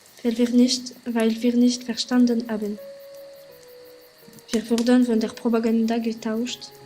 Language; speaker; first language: German; non-native, learner; French